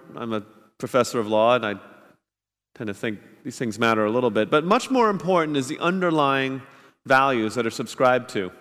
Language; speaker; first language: English; native; English